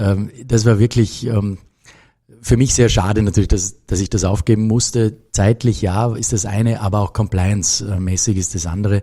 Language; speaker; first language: German; native; German